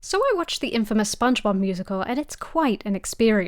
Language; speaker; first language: English; native; English